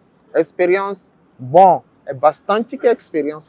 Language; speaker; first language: Portuguese; non-native, learner; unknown